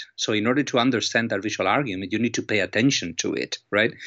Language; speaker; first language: English; non-native, fluent; Spanish